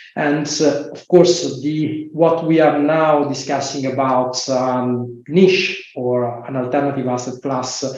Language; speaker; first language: English; non-native, fluent; Italian